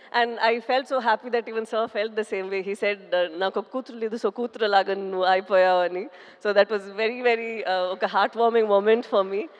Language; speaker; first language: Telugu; non-native, fluent; Tamil